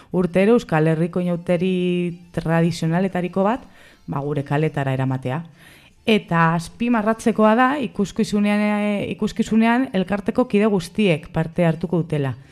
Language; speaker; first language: Basque; non-native, local second language; Spanish